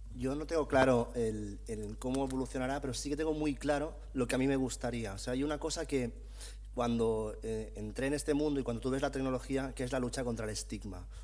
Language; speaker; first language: Spanish; native; Spanish